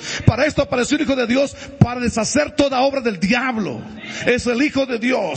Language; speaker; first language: Spanish; native; Spanish